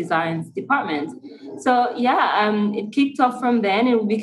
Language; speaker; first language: English; non-native, local second language; Kinyarwanda